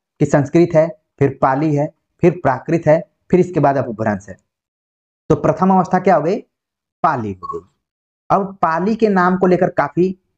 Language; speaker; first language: Hindi; native; Hindi